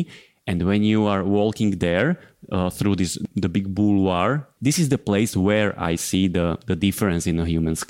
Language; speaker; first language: English; non-native, fluent; Slovak